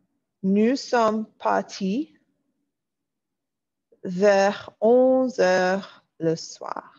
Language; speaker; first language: French; non-native, fluent; English